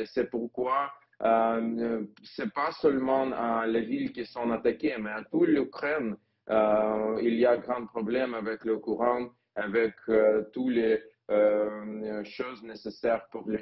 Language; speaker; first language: French; non-native, learner; Ukrainian